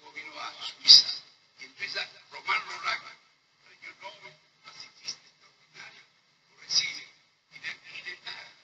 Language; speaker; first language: Spanish; native; Spanish